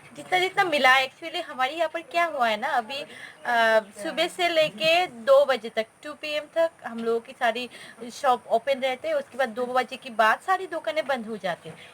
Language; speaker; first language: Hindi; non-native, local second language; Bangla